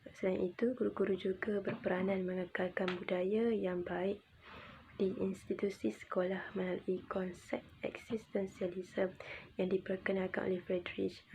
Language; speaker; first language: Malay; native; Malay